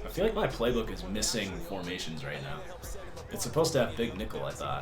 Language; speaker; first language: English; native; English